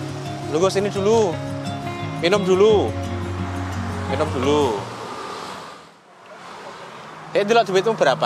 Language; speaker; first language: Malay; non-native, local second language; Javanese